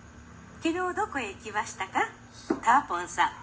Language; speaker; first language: Japanese; non-native, learner; Filipino